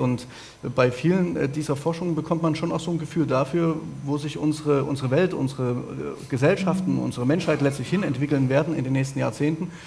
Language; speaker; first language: German; native; German